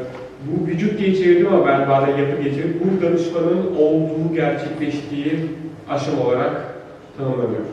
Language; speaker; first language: Turkish; native; Turkish